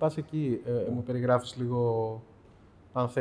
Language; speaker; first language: Greek; native; Greek